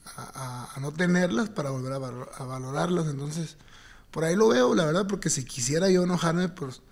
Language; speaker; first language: Spanish; native; Spanish